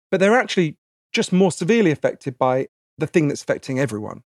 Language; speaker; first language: English; native; English